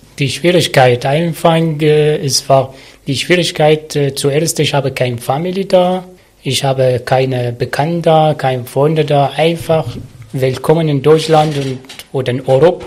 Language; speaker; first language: German; non-native, learner; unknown